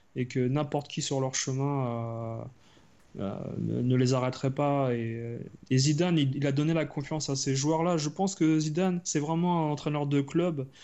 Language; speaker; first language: French; native; French